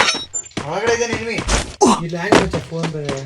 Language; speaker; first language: Kannada; native; Kannada